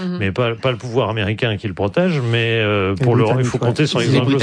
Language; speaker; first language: French; native; French